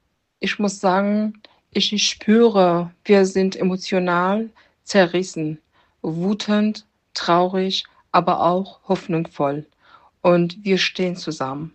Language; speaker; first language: German; non-native, fluent; Persian